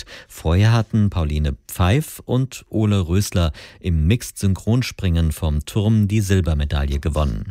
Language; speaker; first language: German; native; German